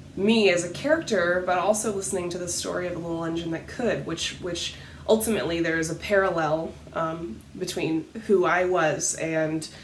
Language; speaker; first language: English; native; English